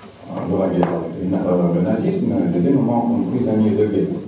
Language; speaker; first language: French; non-native, fluent; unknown